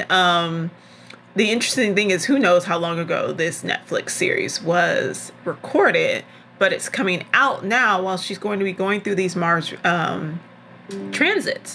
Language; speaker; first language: English; native; English